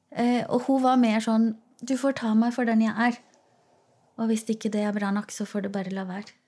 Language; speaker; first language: Norwegian; early bilingual, other home language; Portuguese